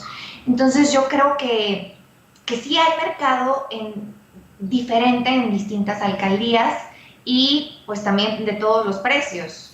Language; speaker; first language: Spanish; native; Spanish